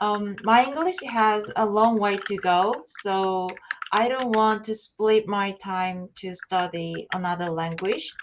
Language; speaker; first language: English; non-native, learner; Korean